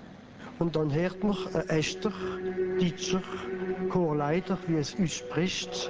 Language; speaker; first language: German; non-native, local second language; French